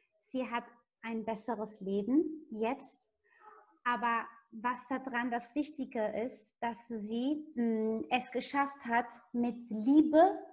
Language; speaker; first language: German; non-native, fluent; Italian